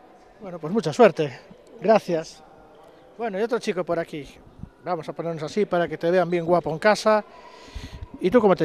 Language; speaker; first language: Spanish; native; Spanish